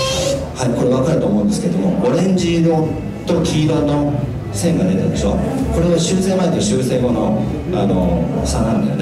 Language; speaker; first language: Japanese; native; Japanese